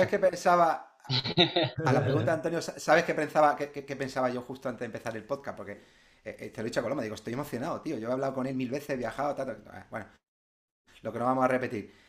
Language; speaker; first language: Spanish; native; Spanish